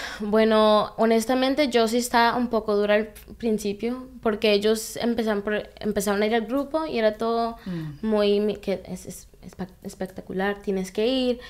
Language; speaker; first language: Spanish; early bilingual, heritage; Spanish